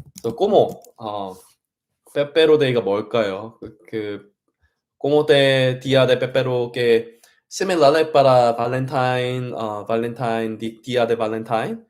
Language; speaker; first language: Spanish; non-native, learner; Korean